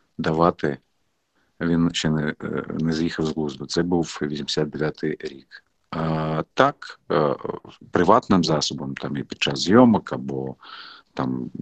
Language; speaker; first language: Ukrainian; non-native, fluent; Crimean Tatar